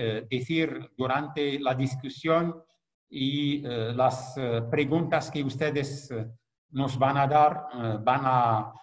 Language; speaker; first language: Spanish; non-native, fluent; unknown